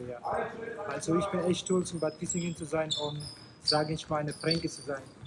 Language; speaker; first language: German; non-native, fluent; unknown